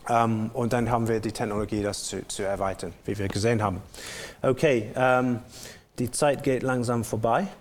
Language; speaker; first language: German; non-native, fluent; English